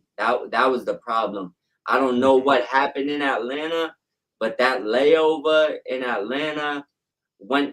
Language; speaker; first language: English; native; English